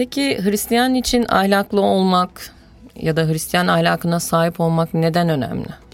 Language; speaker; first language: Turkish; native; Turkish